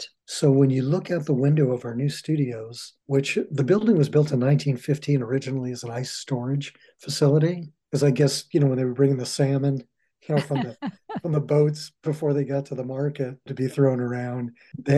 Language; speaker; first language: English; native; English